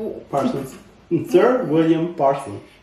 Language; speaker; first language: English; non-native, learner; German